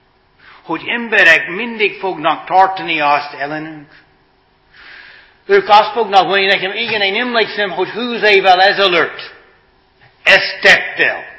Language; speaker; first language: Hungarian; non-native, fluent; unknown